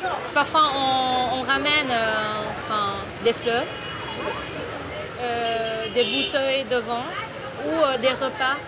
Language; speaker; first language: French; non-native, learner; Vietnamese